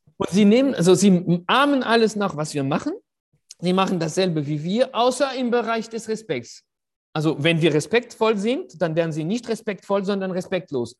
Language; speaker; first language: German; non-native, fluent; French